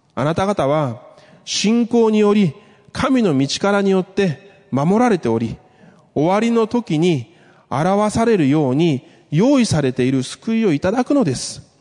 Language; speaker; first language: Japanese; early bilingual, other home language; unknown